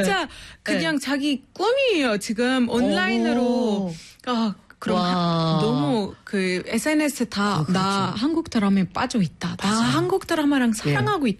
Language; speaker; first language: Korean; non-native, fluent; Arabic